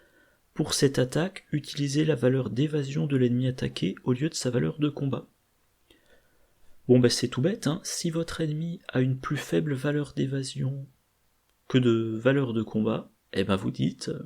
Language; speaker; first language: French; native; French